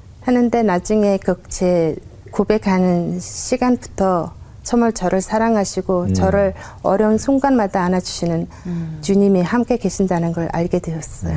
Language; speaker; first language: Korean; non-native, fluent; Mongolian